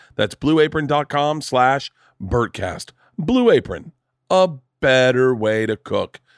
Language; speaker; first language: English; native; English